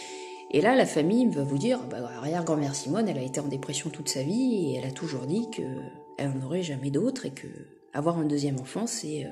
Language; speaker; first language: French; native; French